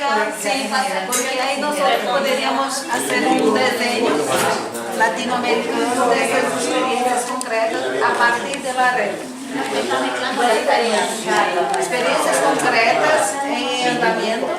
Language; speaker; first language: Spanish; non-native, learner; Portuguese